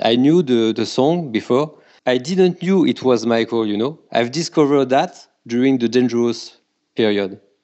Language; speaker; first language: English; non-native, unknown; French